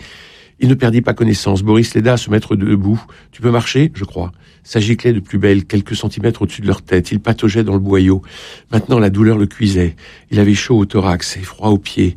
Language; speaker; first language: French; native; French